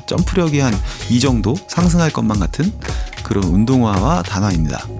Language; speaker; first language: Korean; native; Korean